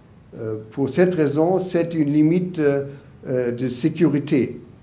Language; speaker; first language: French; non-native, learner; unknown